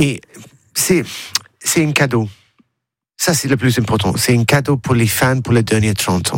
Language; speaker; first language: French; non-native, learner; English